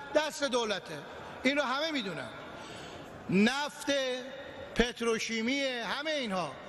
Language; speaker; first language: Persian; native; Persian